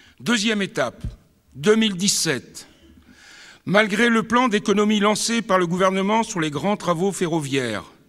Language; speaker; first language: French; native; French